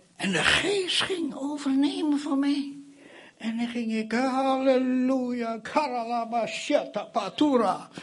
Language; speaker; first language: Dutch; non-native, fluent; Indonesian